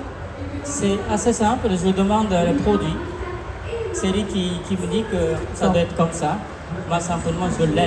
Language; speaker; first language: French; non-native, fluent; Japanese